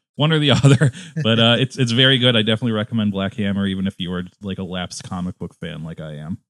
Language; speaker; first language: English; native; English